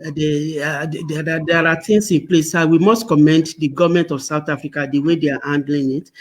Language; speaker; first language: English; non-native, local second language; Yoruba